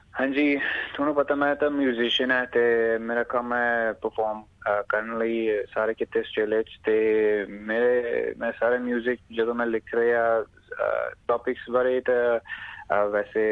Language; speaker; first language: Punjabi; early bilingual, other home language; English